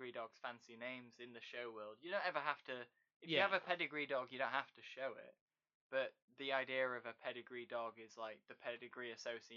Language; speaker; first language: English; native; English